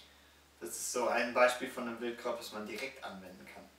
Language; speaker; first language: German; native; German